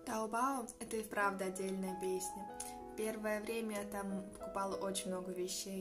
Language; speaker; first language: Russian; native; Russian